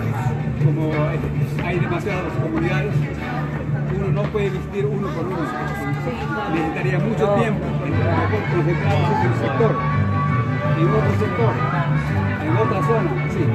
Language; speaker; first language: Spanish; non-native, local second language; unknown